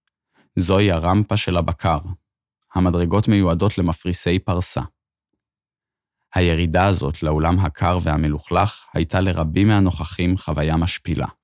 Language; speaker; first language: Hebrew; native; Hebrew